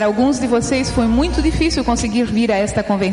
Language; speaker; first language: Portuguese; native; Portuguese